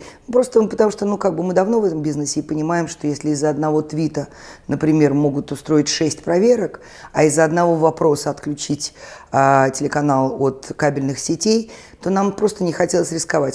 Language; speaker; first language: Russian; native; Russian